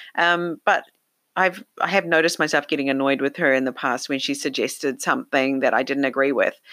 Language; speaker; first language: English; native; English